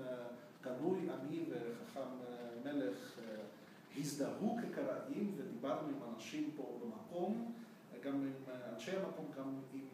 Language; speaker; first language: Hebrew; non-native, fluent; Russian